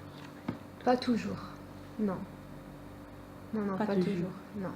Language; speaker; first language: French; native; French